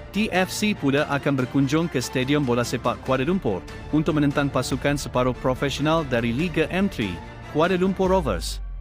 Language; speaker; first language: Malay; native; Malay